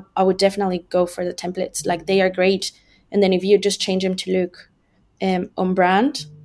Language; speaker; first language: English; non-native, fluent; Spanish